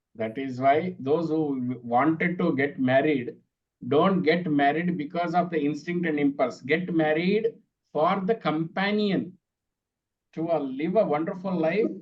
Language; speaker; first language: English; non-native, local second language; Kannada